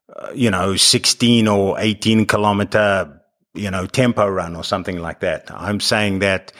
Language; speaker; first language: English; native; English